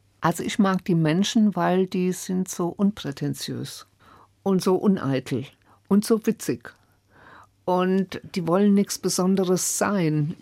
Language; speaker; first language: German; native; German